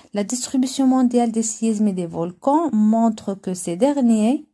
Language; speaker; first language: French; non-native, local second language; Arabic